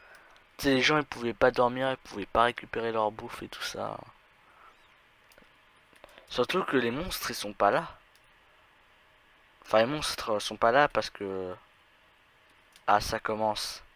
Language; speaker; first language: French; native; French